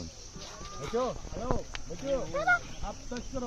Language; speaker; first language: Hindi; non-native, local second language; Bangla